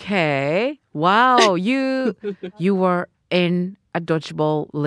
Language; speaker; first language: English; non-native, learner; Japanese